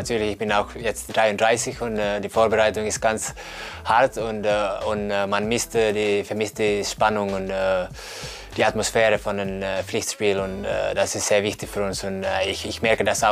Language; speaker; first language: German; non-native, fluent; Finnish